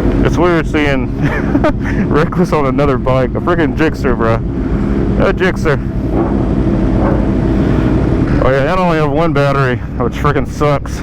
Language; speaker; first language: English; native; English